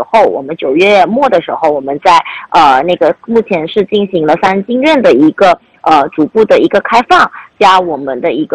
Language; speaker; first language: Chinese; early bilingual, heritage; Chinese